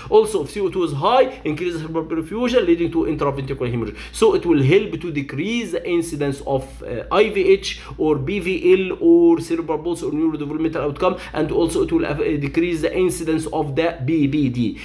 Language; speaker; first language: English; non-native, fluent; Arabic